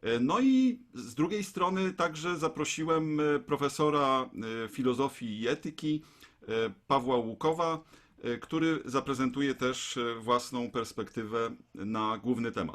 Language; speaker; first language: Polish; native; Polish